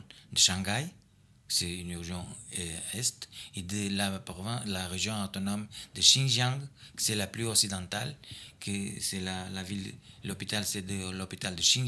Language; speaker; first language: French; non-native, fluent; Portuguese